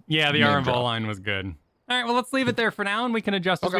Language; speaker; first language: English; native; English